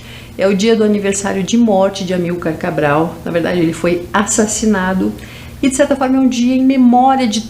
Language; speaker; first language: Portuguese; native; Portuguese